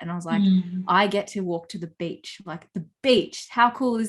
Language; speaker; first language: English; native; English